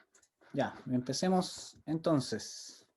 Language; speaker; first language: Spanish; native; Spanish